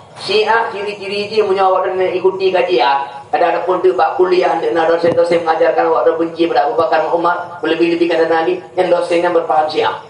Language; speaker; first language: Malay; non-native, local second language; Achinese